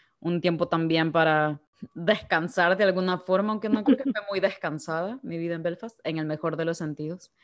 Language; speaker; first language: Spanish; native; Spanish